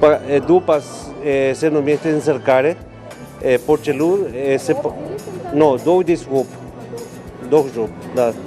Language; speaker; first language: Romanian; non-native, learner; Spanish